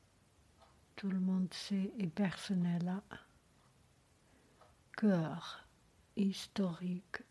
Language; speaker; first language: French; non-native, learner; Chinese